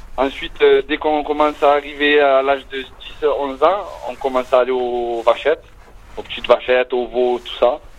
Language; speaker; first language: French; native; French